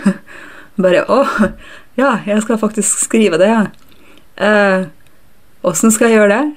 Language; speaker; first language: Norwegian; early bilingual, other home language; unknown